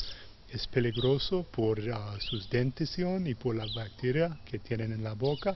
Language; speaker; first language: Spanish; non-native, fluent; English